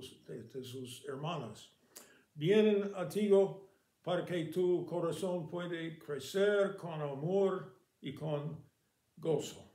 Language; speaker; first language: Spanish; non-native, fluent; English